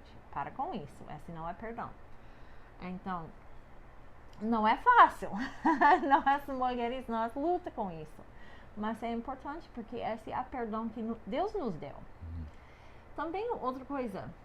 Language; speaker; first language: Portuguese; non-native, fluent; English